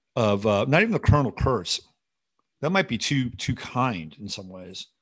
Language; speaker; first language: English; native; English